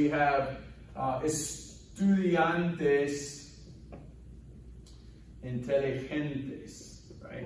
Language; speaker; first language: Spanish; non-native, fluent; English